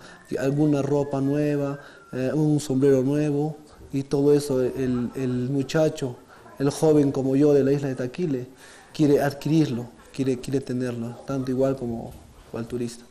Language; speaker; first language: Spanish; non-native, local second language; Quechua